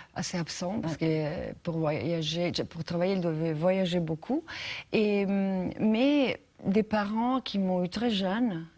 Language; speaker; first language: French; non-native, fluent; Italian